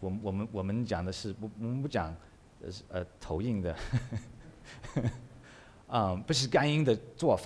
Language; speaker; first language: Chinese; early bilingual, heritage; English